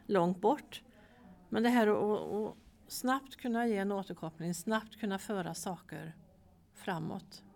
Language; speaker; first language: Swedish; native; Swedish